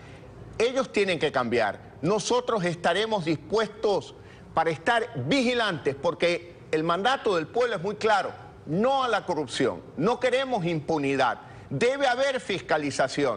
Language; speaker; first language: Spanish; native; Spanish